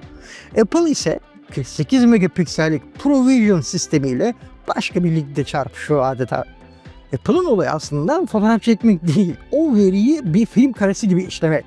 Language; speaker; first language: Turkish; native; Turkish